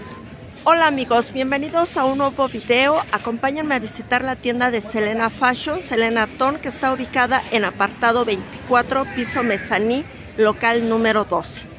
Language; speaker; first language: Spanish; native; Spanish